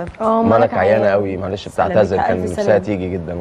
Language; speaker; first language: Arabic; native; Arabic